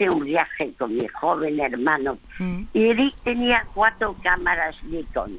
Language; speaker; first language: Spanish; early bilingual, other home language; French